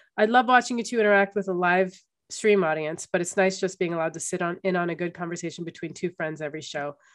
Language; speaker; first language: English; native; English